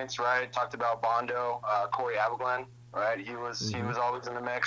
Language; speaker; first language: English; native; English